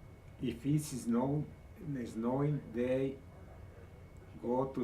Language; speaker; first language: English; non-native, learner; Spanish